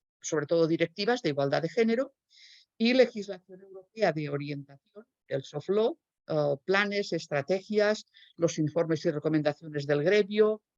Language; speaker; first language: Spanish; native; Spanish